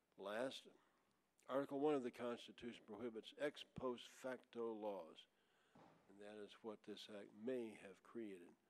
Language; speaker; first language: English; native; English